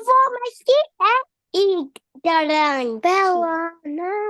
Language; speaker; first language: Portuguese; early bilingual, heritage; Portuguese